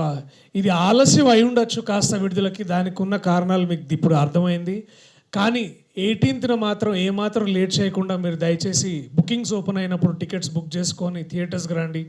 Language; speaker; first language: Telugu; native; Telugu